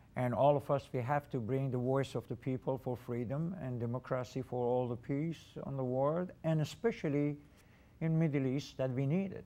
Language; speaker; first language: English; non-native, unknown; Persian